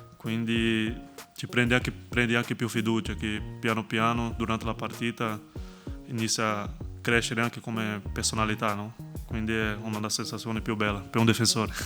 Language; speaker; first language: Italian; non-native, fluent; Portuguese